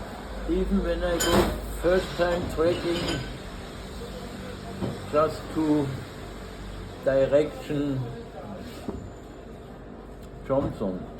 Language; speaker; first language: English; non-native, fluent; German